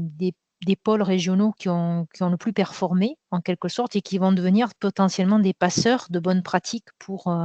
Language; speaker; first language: French; native; French